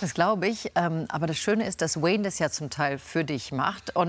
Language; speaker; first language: German; native; German